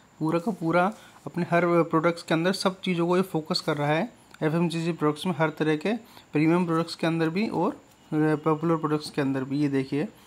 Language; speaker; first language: Hindi; native; Hindi